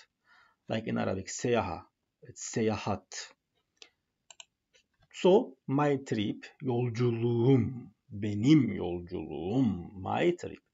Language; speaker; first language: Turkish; non-native, fluent; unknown